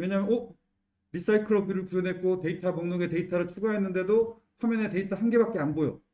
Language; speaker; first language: Korean; native; Korean